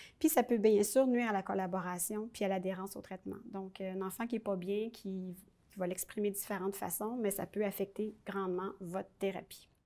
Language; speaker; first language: French; native; French